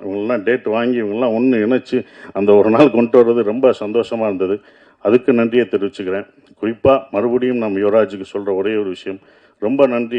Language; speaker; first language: Tamil; native; Tamil